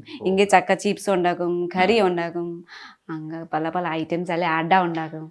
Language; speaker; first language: Malayalam; non-native, fluent; Nepali